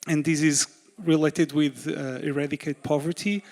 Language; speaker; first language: English; non-native, fluent; Portuguese